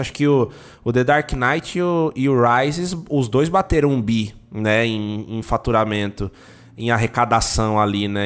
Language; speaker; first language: Portuguese; native; Portuguese